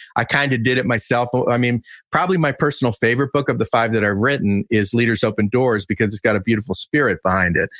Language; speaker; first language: English; native; English